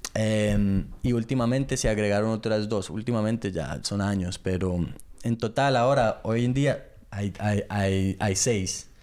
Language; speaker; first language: Spanish; early bilingual, heritage; Spanish